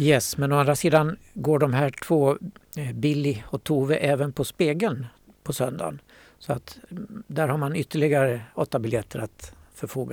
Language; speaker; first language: Swedish; native; Swedish